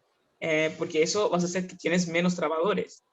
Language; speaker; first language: Spanish; non-native, fluent; Kinyarwanda